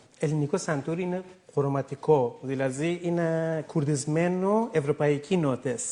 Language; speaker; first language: Greek; non-native, learner; Persian